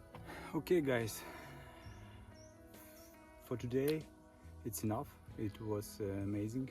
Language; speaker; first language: English; non-native, learner; Ukrainian